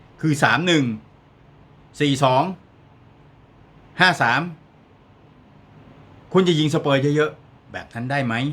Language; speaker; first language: Thai; native; Thai